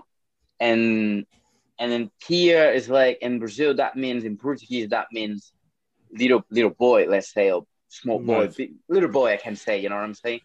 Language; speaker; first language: English; non-native, fluent; Portuguese